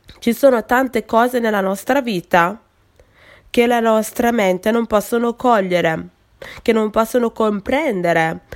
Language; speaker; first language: Italian; non-native, fluent; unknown